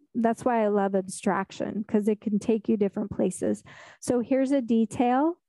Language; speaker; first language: English; native; English